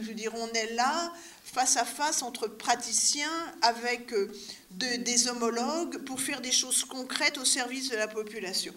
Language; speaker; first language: French; native; French